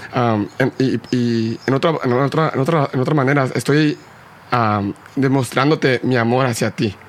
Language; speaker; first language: Spanish; early bilingual, heritage; Spanish